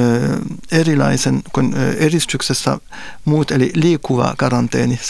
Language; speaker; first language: Finnish; non-native, fluent; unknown